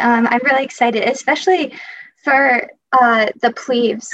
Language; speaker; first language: English; native; English